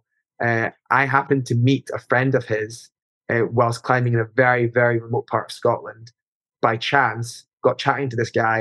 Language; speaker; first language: English; native; English